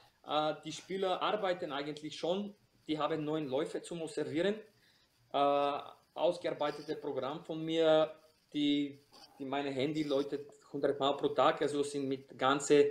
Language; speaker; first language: German; non-native, fluent; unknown